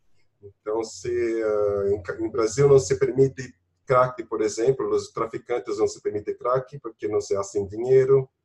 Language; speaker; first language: Spanish; non-native, learner; Portuguese